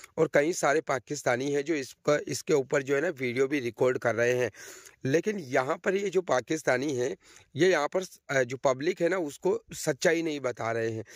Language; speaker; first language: Hindi; native; Hindi